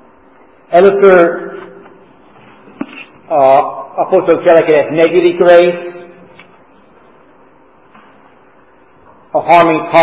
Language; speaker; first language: Hungarian; non-native, learner; English